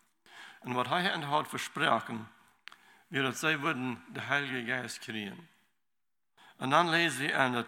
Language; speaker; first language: German; non-native, learner; Low German